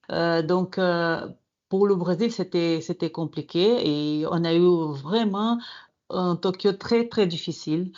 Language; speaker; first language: French; non-native, fluent; Portuguese